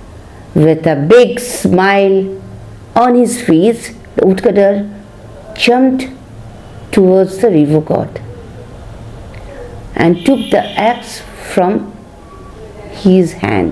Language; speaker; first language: English; non-native, local second language; Bangla